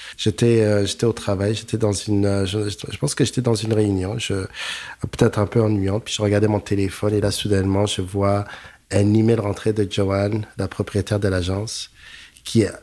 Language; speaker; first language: French; native; French